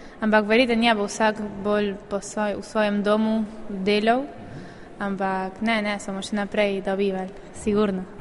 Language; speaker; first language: Slovenian; early bilingual, heritage; Slovenian